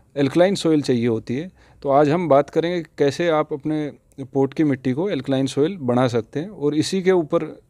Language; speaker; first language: Hindi; native; Hindi